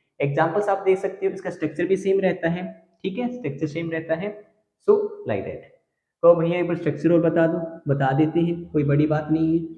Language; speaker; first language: Hindi; native; Hindi